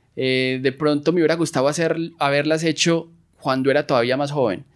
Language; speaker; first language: Spanish; native; Spanish